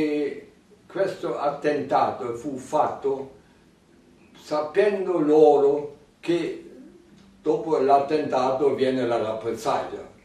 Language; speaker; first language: Italian; non-native, fluent; German